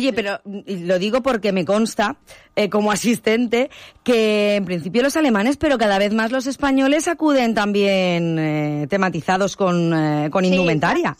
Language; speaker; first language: Spanish; native; Spanish